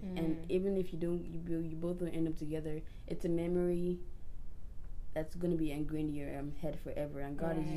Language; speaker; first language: English; native; English